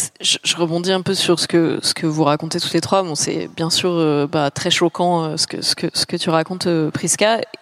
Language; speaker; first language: French; native; French